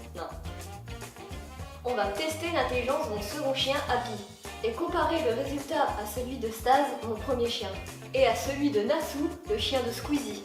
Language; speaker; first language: French; native; French